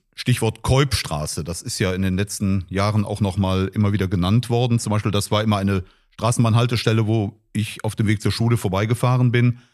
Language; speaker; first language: German; native; German